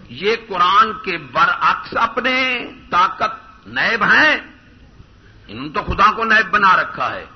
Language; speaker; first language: Urdu; non-native, local second language; Punjabi